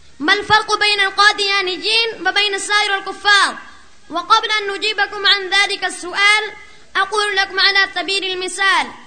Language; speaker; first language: Arabic; non-native, fluent; Urdu